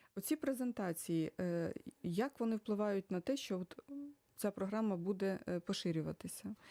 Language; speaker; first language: Ukrainian; native; Ukrainian